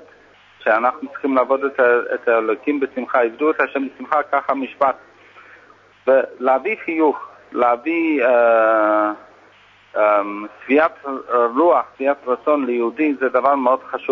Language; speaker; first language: Hebrew; non-native, fluent; English